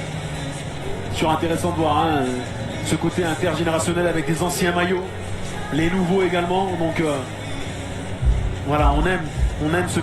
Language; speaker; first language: French; native; French